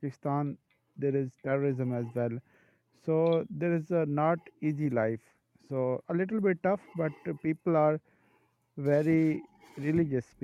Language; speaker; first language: English; non-native, local second language; Urdu